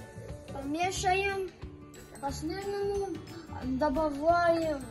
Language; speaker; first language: Russian; non-native, learner; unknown